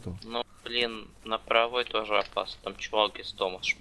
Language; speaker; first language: Russian; native; Russian